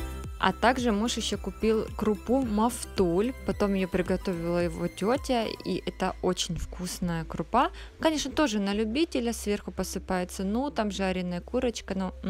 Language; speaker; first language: Russian; native; Russian